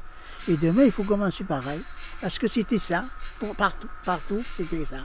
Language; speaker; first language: French; non-native, local second language; Arabic